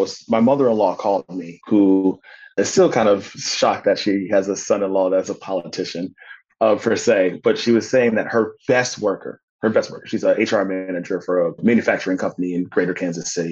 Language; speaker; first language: English; native; English